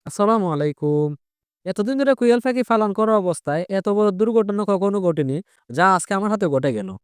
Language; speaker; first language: Bangla; native; Bangla